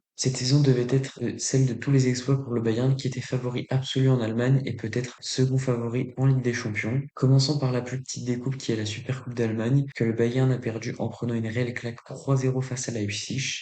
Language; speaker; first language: French; native; French